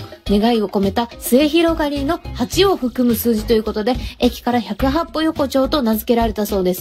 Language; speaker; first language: Japanese; native; Japanese